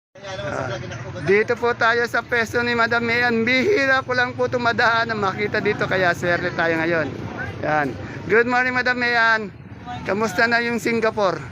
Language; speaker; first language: Filipino; native; Filipino